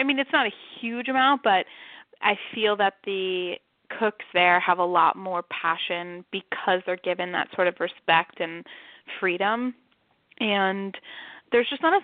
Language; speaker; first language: English; native; English